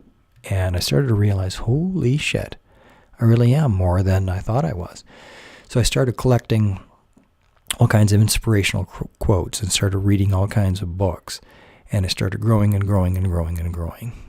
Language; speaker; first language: English; native; English